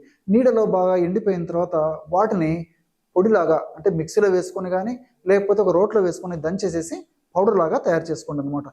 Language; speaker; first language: Telugu; native; Telugu